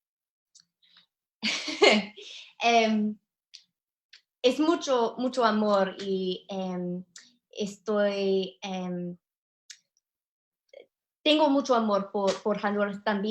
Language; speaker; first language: Spanish; non-native, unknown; English